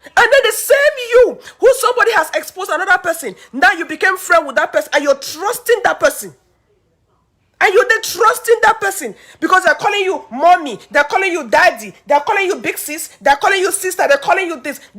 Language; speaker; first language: Nigerian Pidgin; native; Nigerian Pidgin